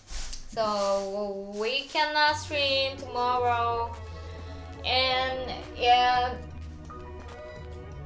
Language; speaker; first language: English; non-native, learner; Korean